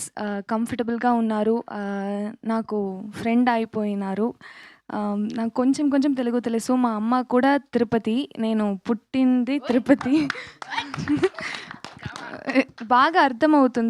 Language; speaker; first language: Telugu; non-native, local second language; Tamil